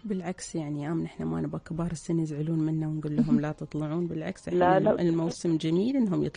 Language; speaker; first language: Arabic; native; Arabic